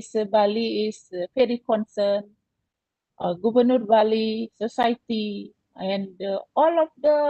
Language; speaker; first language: English; non-native, learner; Indonesian